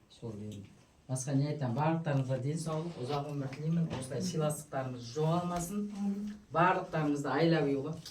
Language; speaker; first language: Kazakh; non-native, local second language; Russian